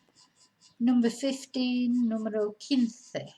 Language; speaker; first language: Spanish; non-native, fluent; English